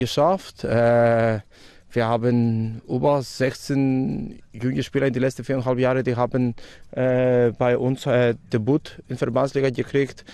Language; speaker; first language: German; non-native, fluent; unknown